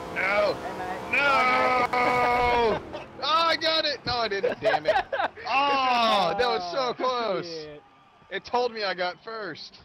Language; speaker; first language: English; native; English